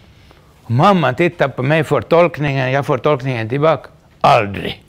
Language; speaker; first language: Swedish; non-native, local second language; Finnish